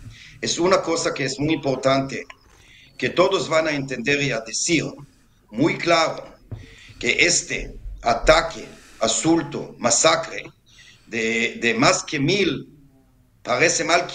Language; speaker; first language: Spanish; non-native, fluent; Hebrew